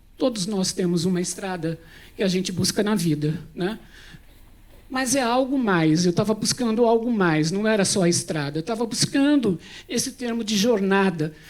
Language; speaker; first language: Portuguese; native; Portuguese